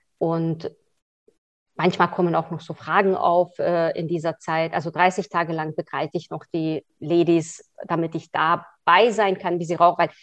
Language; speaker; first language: German; early bilingual, other home language; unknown